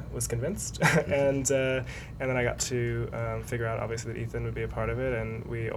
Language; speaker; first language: English; native; English